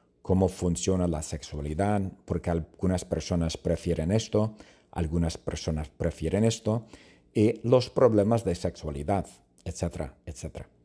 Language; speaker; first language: Spanish; non-native, fluent; English